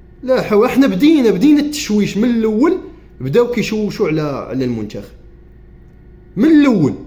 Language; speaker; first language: Arabic; native; Arabic